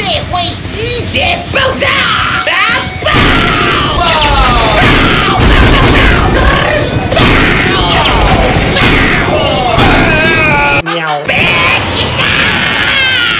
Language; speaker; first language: Chinese; native; Chinese